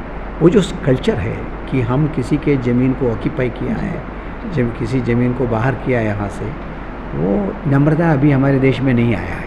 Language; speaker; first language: Hindi; native; Hindi